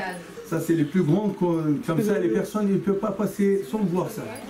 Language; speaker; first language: French; non-native, fluent; Chechen